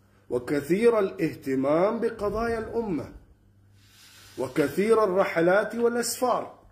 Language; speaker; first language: Arabic; non-native, fluent; Urdu